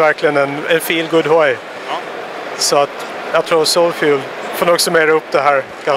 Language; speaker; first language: Swedish; native; Swedish